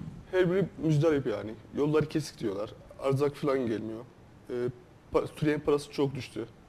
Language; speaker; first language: Turkish; non-native, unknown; Arabic